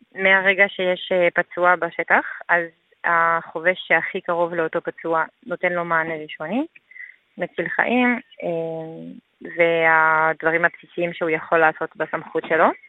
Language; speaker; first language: Hebrew; non-native, fluent; French